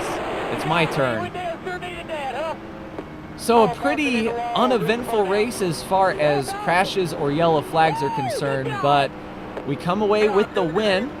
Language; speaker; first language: English; native; English